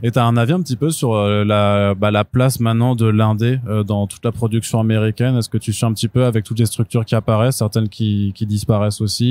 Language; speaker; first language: French; native; French